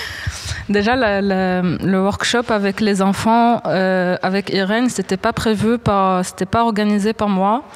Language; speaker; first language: French; non-native, local second language; Arabic